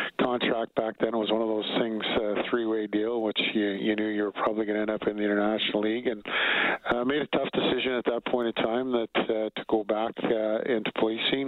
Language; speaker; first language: English; native; English